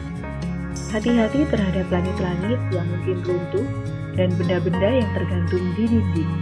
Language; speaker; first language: Indonesian; native; Indonesian